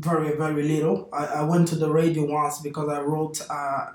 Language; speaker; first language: English; non-native, fluent; Portuguese